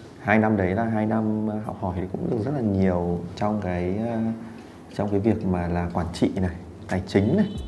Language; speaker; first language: Vietnamese; native; Vietnamese